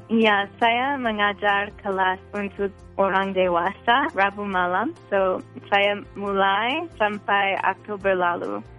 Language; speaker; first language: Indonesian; non-native, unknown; English